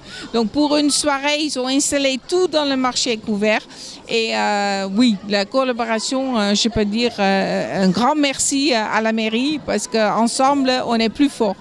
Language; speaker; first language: French; non-native, fluent; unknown